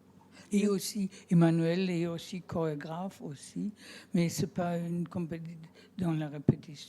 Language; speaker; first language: French; non-native, learner; German